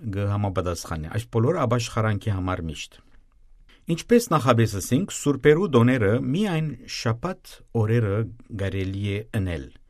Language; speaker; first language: Armenian; native; Armenian